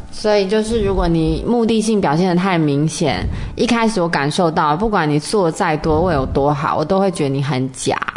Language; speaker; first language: Chinese; native; Chinese